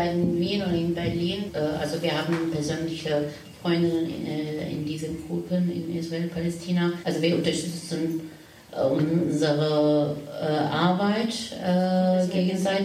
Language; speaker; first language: German; non-native, learner; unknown